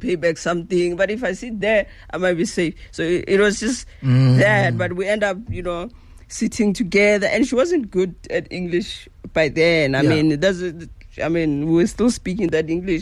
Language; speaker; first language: English; non-native, local second language; Northern Sotho